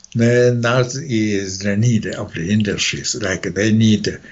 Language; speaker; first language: English; non-native, fluent; Chinese